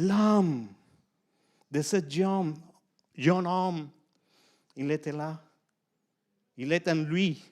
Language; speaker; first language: French; non-native, fluent; Spanish